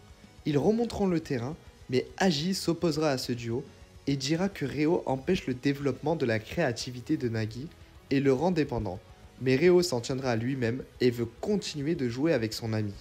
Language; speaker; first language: French; native; French